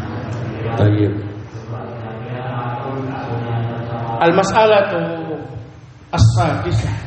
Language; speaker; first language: Arabic; non-native, fluent; Indonesian